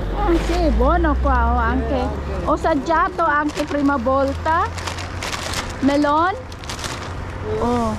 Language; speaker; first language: Italian; non-native, learner; Filipino